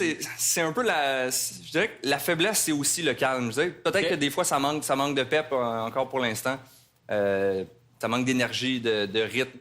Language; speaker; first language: French; native; French